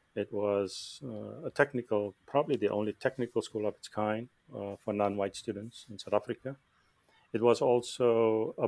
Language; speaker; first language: English; non-native, local second language; Afrikaans